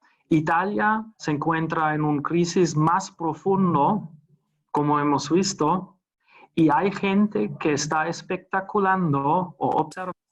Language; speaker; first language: Spanish; non-native, fluent; German